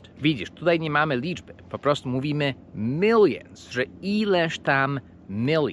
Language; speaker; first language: Polish; non-native, fluent; English